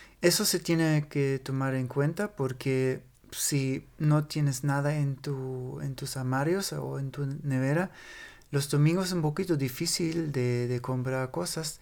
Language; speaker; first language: Spanish; non-native, fluent; German